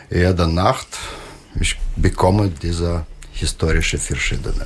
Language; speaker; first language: German; non-native, learner; Russian